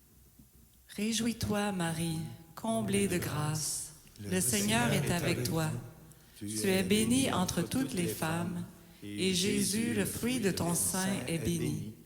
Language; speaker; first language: French; native; French